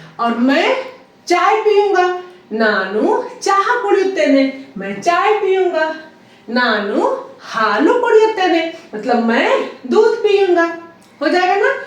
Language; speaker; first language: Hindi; native; Hindi